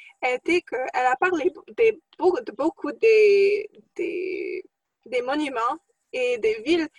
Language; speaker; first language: French; non-native, fluent; English